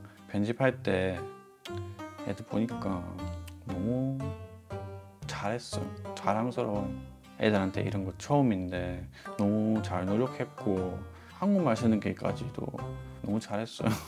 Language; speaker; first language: Korean; non-native, fluent; English